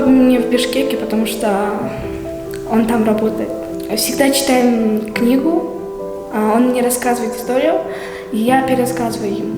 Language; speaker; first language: Russian; non-native, local second language; Kyrgyz